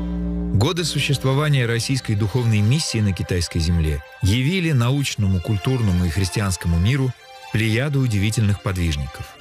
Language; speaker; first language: Russian; native; Russian